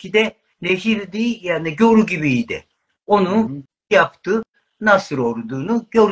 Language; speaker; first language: Turkish; non-native, learner; Japanese